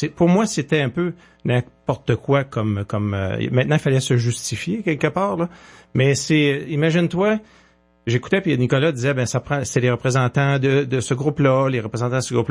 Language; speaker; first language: French; native; French